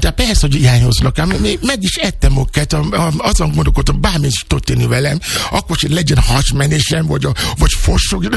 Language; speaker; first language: Hungarian; non-native, learner; Yoruba